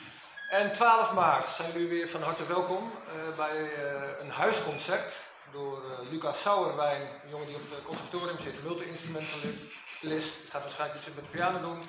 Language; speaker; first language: Dutch; native; Dutch